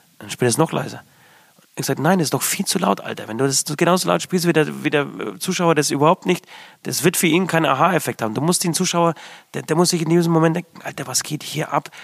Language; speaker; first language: German; early bilingual, other home language; Polish